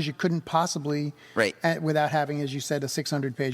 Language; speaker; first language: English; native; English